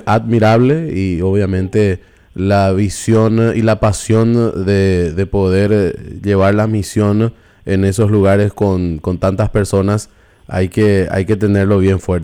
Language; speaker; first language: Spanish; native; Spanish